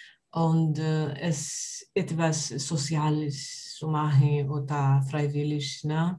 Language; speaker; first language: German; non-native, learner; Portuguese